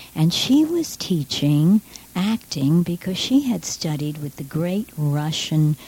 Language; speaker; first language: English; native; English